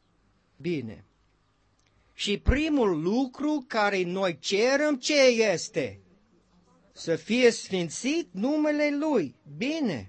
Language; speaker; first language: Romanian; non-native, learner; English